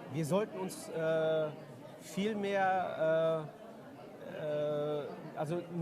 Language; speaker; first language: German; early bilingual, other home language; Kurdish